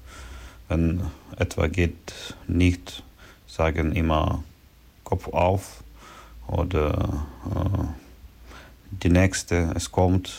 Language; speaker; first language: German; non-native, learner; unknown